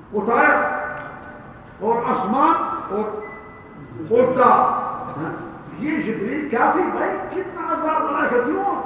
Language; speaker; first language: Urdu; non-native, learner; Arabic